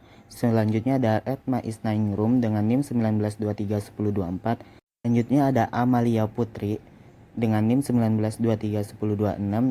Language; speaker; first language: Indonesian; native; Indonesian